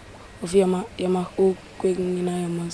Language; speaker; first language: Dutch; non-native, local second language; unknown